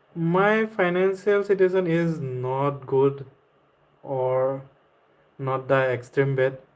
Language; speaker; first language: English; non-native, local second language; Assamese